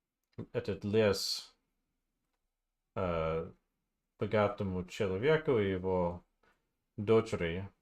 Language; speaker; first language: Russian; non-native, learner; English